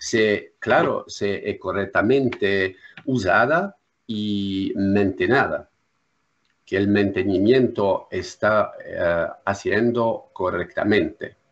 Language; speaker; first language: Spanish; non-native, learner; French